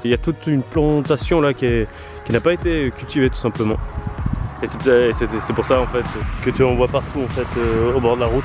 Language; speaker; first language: French; native; French